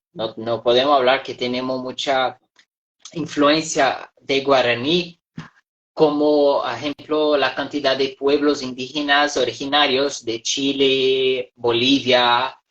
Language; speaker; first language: Spanish; non-native, fluent; Portuguese